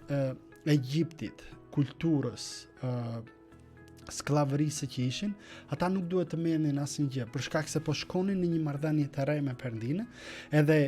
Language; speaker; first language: Albanian; native; Albanian